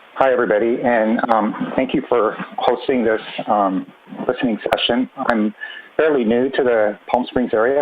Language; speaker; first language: English; native; English